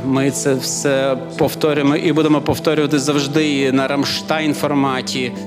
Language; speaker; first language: Ukrainian; non-native, fluent; Lithuanian